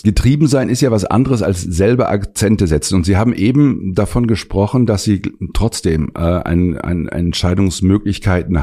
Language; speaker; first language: German; native; German